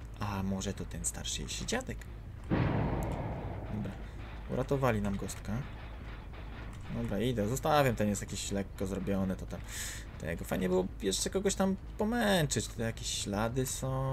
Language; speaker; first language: Polish; native; Polish